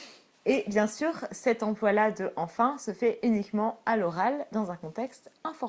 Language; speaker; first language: French; native; French